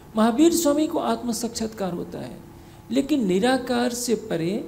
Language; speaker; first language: Hindi; native; Hindi